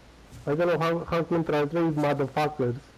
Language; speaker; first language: English; non-native, learner; Romanian